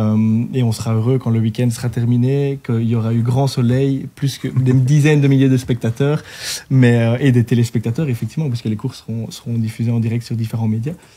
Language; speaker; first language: French; native; French